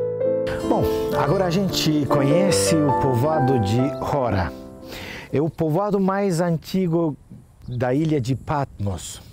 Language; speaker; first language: Portuguese; non-native, fluent; Turkish